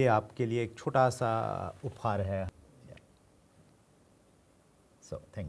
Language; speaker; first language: Hindi; native; Hindi